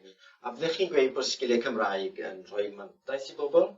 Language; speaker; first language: Welsh; native; Welsh